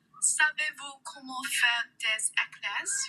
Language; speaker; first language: French; non-native, learner; English